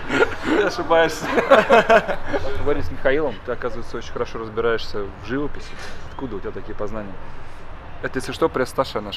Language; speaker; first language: Russian; native; Russian